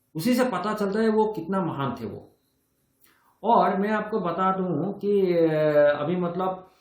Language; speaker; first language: Hindi; non-native, local second language; Assamese